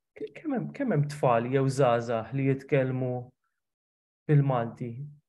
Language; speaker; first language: Maltese; native; Maltese